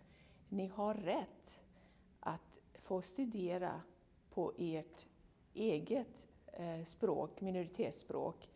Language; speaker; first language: Swedish; non-native, fluent; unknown